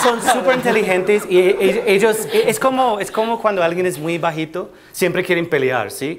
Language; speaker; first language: Spanish; non-native, fluent; English